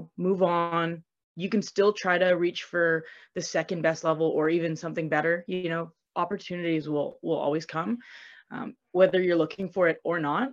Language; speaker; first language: English; native; English